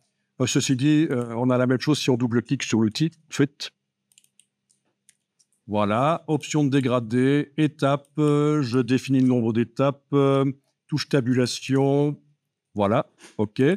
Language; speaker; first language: French; native; French